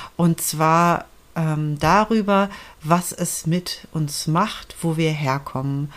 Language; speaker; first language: German; native; German